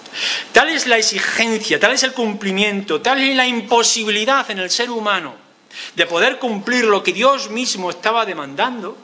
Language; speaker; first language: Spanish; native; Spanish